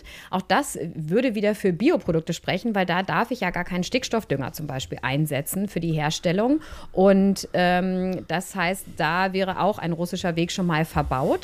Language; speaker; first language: German; native; German